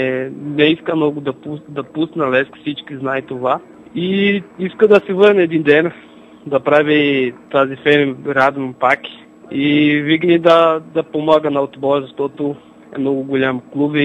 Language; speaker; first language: Bulgarian; non-native, learner; Portuguese